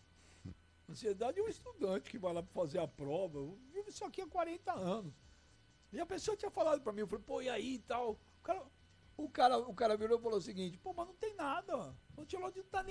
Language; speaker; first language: Portuguese; native; Portuguese